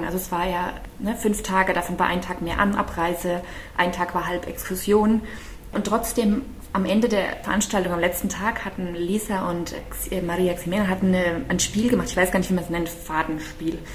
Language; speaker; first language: German; native; German